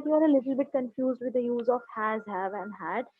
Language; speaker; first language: English; non-native, local second language; Hindi